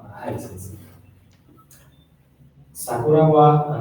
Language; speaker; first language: Japanese; non-native, learner; Bangla